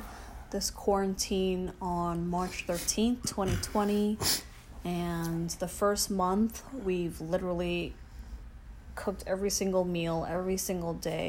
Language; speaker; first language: English; native; English